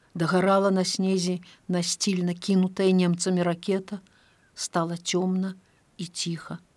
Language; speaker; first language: Belarusian; native; Belarusian